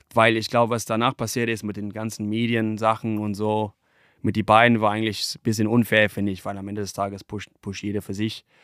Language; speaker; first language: German; non-native, fluent; English